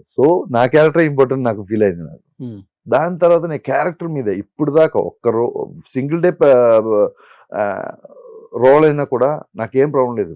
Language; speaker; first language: Telugu; non-native, fluent; Malayalam